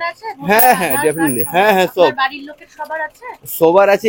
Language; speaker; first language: Bangla; non-native, local second language; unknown